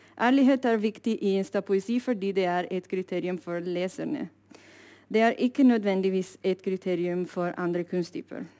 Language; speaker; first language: Norwegian; non-native, fluent; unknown